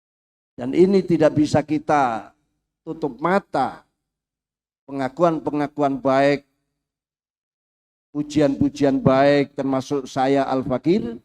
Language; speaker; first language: Indonesian; native; Indonesian